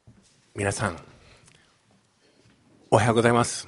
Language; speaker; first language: Japanese; non-native, fluent; Chinese